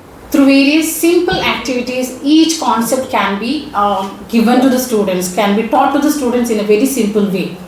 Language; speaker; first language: English; non-native, local second language; Malayalam